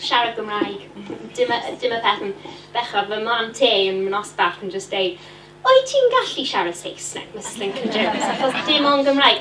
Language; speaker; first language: Welsh; non-native, learner; English